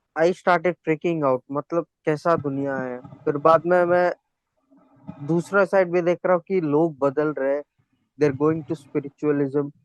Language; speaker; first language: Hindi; non-native, local second language; Kannada